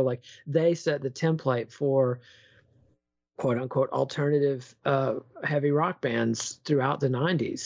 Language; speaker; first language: English; native; English